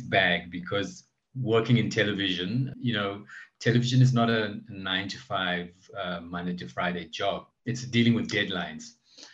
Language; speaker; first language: English; native; English